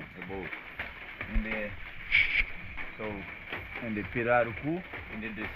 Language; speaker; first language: English; non-native, learner; Portuguese